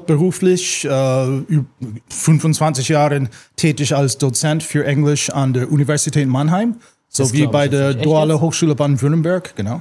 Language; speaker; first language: German; non-native, fluent; English